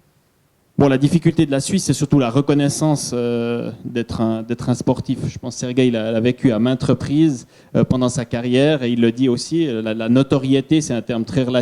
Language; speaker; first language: French; native; French